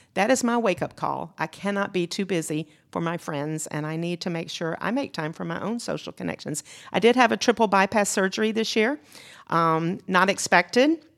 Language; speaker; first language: English; native; English